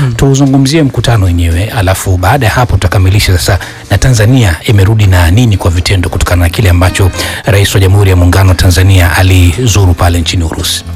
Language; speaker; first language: Swahili; native; Swahili